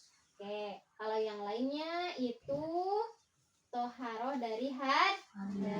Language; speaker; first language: Indonesian; native; Indonesian